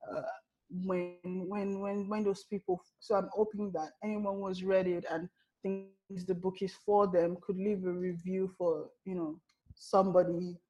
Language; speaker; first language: English; non-native, local second language; Yoruba